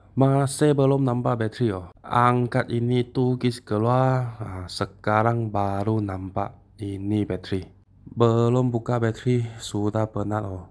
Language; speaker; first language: Malay; non-native, local second language; Chinese